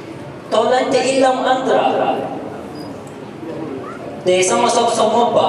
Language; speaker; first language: Swedish; early bilingual, other home language; Arabic